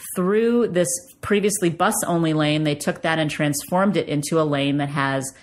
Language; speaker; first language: English; native; English